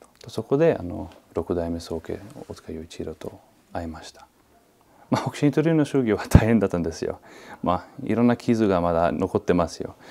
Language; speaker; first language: Japanese; non-native, fluent; Italian